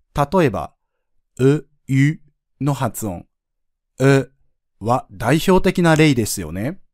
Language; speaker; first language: Japanese; native; Japanese